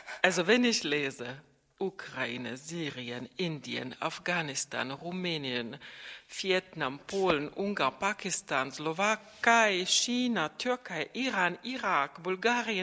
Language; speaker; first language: German; non-native, fluent; Czech